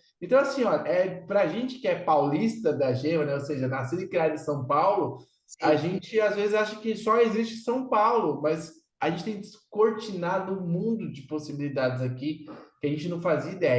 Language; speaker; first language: Portuguese; native; Portuguese